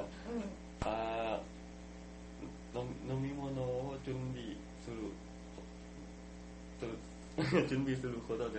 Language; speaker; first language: Japanese; non-native, learner; Thai